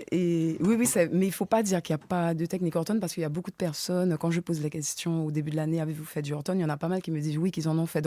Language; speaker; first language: French; native; French